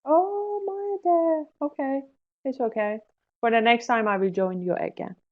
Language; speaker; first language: English; non-native, fluent; Persian